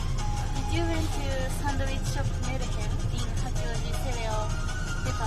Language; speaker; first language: English; non-native, learner; Japanese